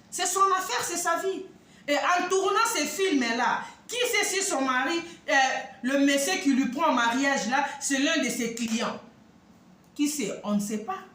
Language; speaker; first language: French; non-native, local second language; Lingala